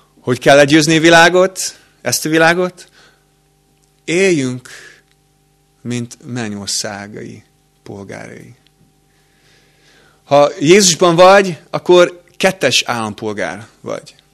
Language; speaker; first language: Hungarian; non-native, fluent; English